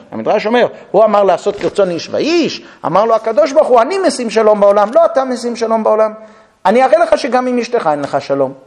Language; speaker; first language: Hebrew; non-native, fluent; English